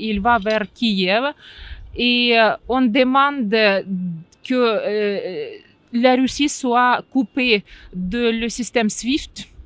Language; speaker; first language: French; non-native, fluent; Ukrainian